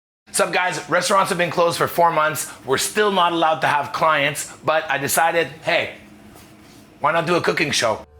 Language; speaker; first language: English; native; English